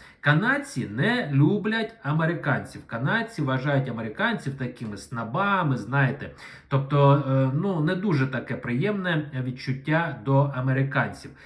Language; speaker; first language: Ukrainian; non-native, local second language; Russian